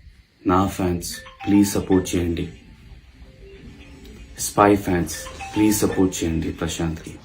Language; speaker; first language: Telugu; non-native, local second language; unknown